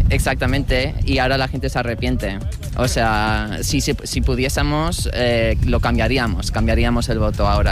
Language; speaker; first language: Spanish; early bilingual, heritage; Spanish